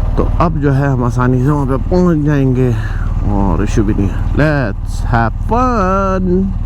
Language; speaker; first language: Urdu; native; Urdu